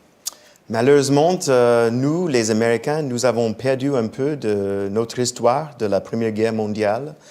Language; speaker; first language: French; non-native, fluent; English